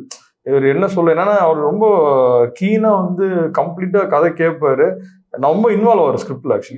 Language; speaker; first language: Tamil; native; Tamil